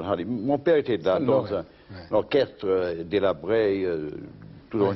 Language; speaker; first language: French; non-native, fluent; English